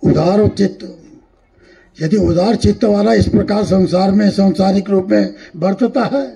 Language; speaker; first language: Hindi; non-native, local second language; Marathi